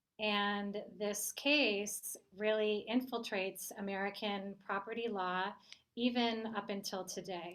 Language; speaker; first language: English; native; English